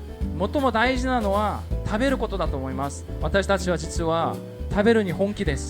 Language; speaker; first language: Japanese; non-native, fluent; Korean